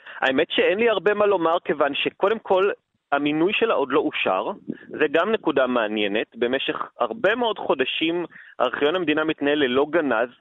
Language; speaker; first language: Hebrew; native; Hebrew